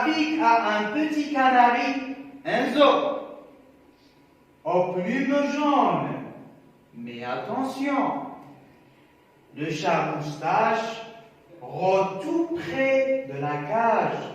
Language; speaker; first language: French; non-native, local second language; Arabic